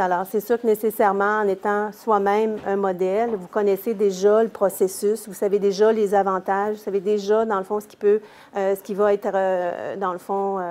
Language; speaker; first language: French; native; French